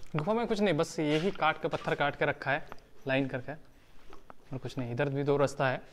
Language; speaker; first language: Hindi; native; Hindi